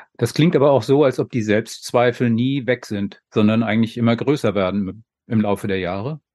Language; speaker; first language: German; native; German